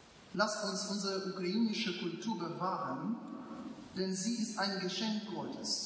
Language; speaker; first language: German; non-native, fluent; Ukrainian